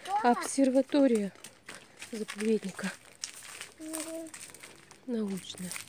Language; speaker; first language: Russian; native; Russian